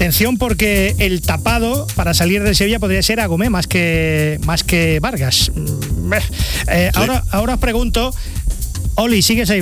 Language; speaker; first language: Spanish; native; Spanish